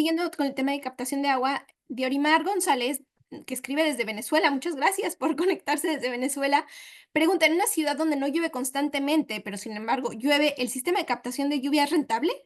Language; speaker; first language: Spanish; native; Spanish